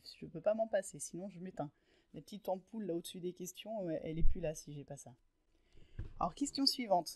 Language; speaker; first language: French; native; French